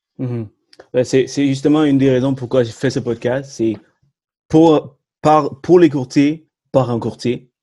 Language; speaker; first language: French; early bilingual, other home language; Tamil